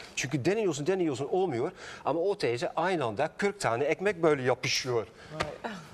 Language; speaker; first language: Turkish; non-native, fluent; Dutch